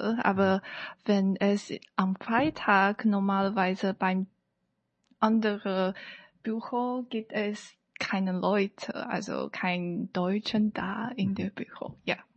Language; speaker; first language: German; non-native, learner; Chinese